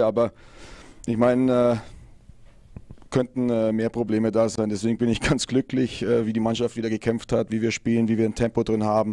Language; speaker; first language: German; native; German